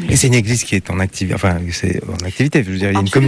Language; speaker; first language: French; native; French